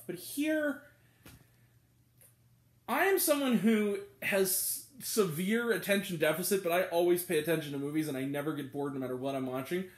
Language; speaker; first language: English; native; English